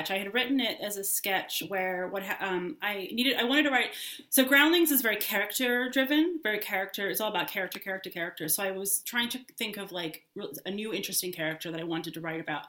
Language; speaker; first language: English; native; English